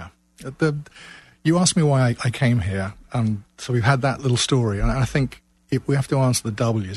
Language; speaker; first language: English; native; English